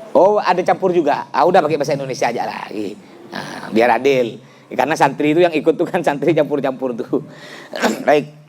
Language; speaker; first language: Indonesian; native; Indonesian